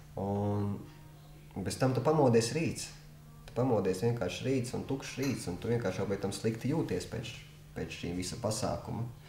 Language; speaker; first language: Latvian; non-native, local second language; Russian